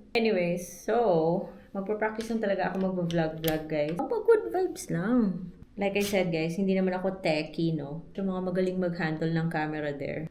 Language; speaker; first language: Filipino; non-native, local second language; Hiligaynon